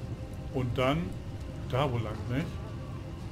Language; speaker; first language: German; native; German